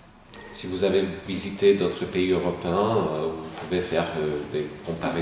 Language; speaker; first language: French; non-native, fluent; Romanian